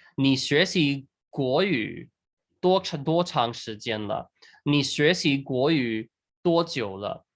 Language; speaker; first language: Chinese; non-native, fluent; English